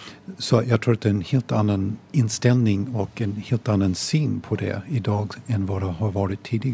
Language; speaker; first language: Swedish; non-native, fluent; English